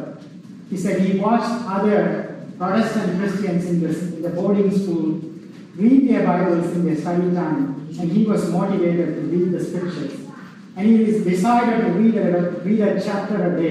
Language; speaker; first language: English; non-native, local second language; Sinhala